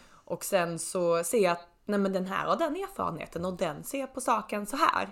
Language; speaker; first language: Swedish; native; Swedish